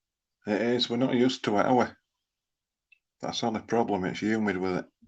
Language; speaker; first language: English; native; English